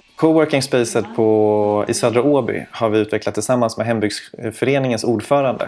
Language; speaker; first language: Swedish; native; Swedish